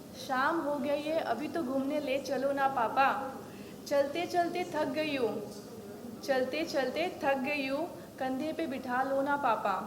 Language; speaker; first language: Hindi; native; Hindi